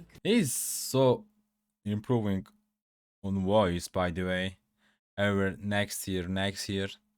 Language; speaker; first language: English; non-native, learner; Turkish